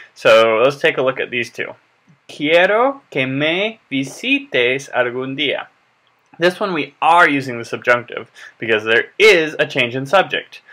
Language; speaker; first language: English; native; English